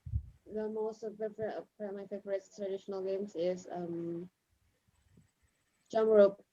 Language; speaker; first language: English; non-native, learner; Indonesian